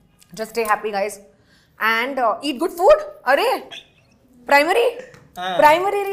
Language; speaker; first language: Telugu; non-native, learner; Hindi